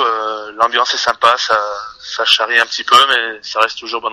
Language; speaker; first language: French; native; French